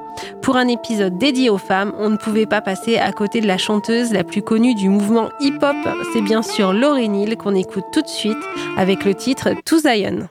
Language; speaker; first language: French; native; French